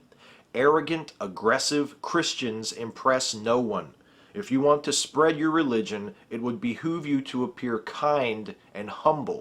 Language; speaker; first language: English; native; English